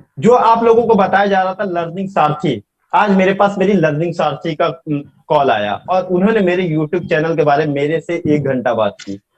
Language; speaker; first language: Hindi; native; Hindi